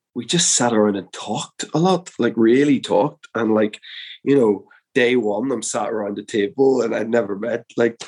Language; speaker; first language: English; native; English